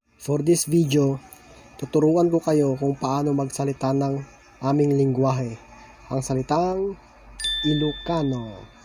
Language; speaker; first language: Filipino; non-native, local second language; Iloko